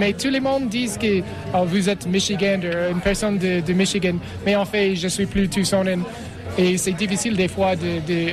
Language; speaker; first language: French; non-native, fluent; English